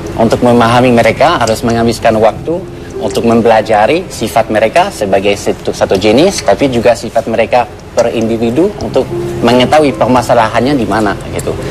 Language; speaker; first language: Indonesian; non-native, fluent; French